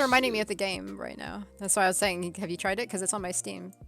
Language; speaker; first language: English; native; English